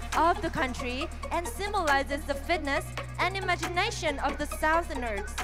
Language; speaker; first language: English; non-native, fluent; Vietnamese